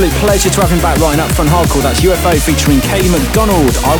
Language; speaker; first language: English; native; English